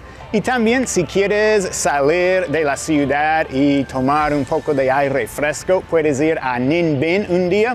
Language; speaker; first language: Spanish; non-native, fluent; English